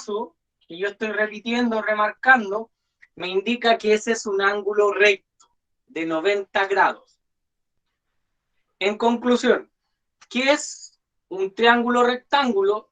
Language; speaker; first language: Spanish; native; Spanish